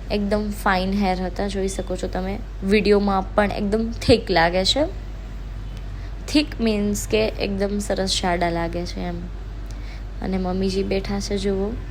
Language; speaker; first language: Gujarati; non-native, local second language; Kachhi